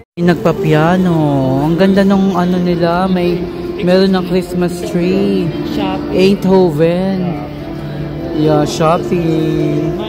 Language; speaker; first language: Filipino; native; Filipino